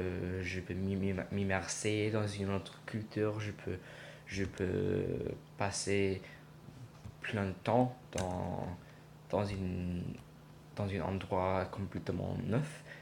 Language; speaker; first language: French; non-native, learner; English